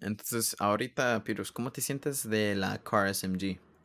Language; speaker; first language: Spanish; early bilingual, heritage; Spanish